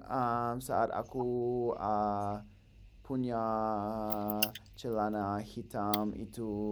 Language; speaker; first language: Indonesian; non-native, learner; English